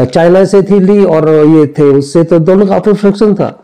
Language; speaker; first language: Hindi; native; Hindi